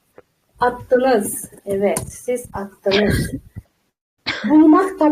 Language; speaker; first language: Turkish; non-native, fluent; Uzbek